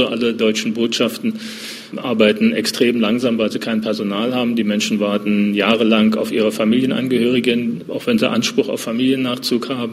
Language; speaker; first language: German; native; German